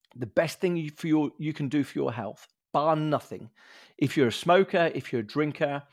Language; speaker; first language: English; native; English